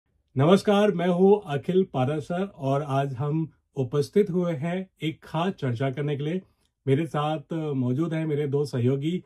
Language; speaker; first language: Hindi; native; Hindi